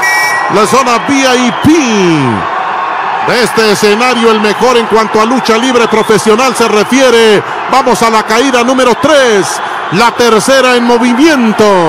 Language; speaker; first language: Spanish; native; Spanish